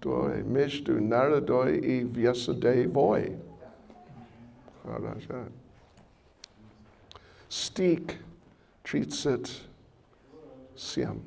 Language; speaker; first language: Russian; non-native, learner; English